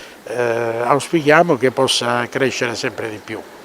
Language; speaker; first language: Italian; native; Italian